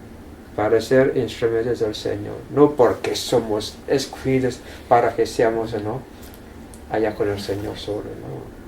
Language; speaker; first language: Spanish; non-native, fluent; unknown